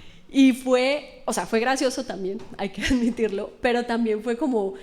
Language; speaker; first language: Spanish; native; Spanish